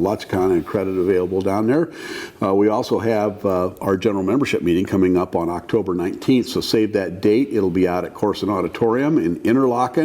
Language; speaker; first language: English; native; English